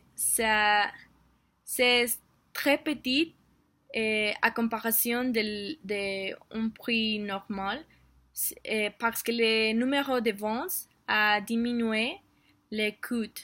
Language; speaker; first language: French; non-native, learner; Spanish